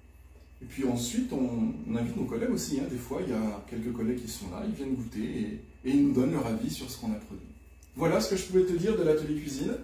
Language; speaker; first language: French; native; French